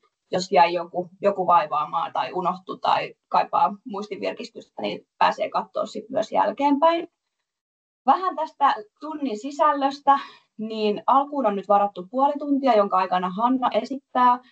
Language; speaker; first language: Finnish; native; Finnish